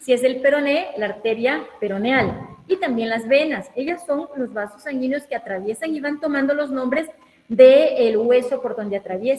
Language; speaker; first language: Spanish; native; Spanish